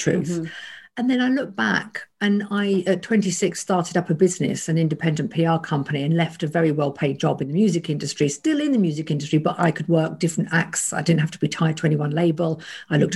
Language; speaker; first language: English; native; English